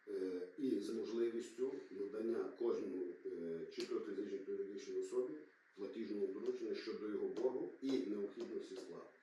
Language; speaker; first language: Ukrainian; native; Ukrainian